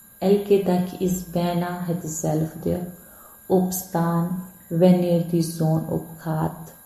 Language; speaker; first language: Dutch; non-native, learner; Hindi